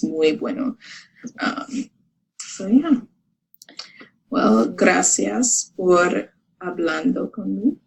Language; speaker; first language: Spanish; non-native, learner; English